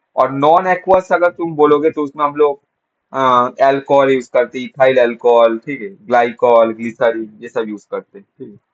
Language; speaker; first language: Hindi; non-native, local second language; Bangla